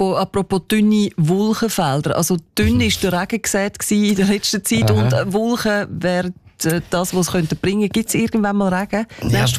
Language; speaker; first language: German; native; German